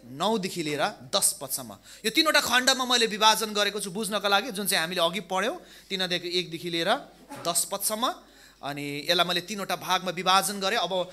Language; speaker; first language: Nepali; non-native, local second language; Limburgish